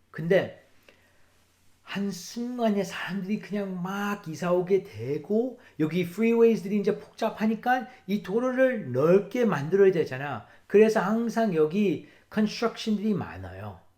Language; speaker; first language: Korean; early bilingual, heritage; English